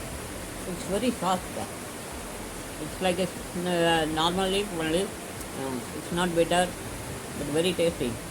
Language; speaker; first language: English; non-native, local second language; Tamil